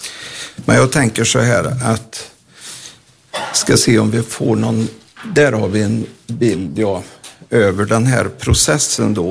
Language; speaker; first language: Swedish; native; Swedish